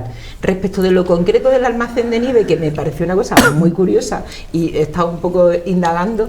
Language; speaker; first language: Spanish; native; Spanish